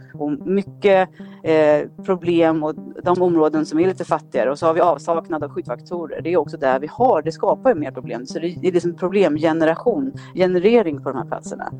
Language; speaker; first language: Swedish; native; Swedish